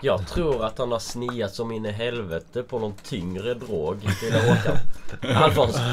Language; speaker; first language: Swedish; native; Swedish